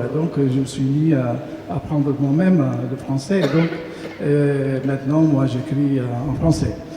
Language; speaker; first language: French; non-native, fluent; Albanian